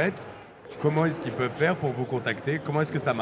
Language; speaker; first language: French; native; French